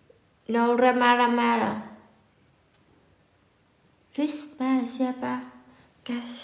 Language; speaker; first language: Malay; non-native, learner; Vietnamese